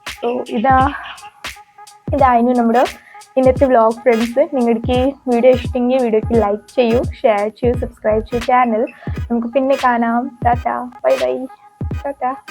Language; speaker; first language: Malayalam; non-native, learner; Hindi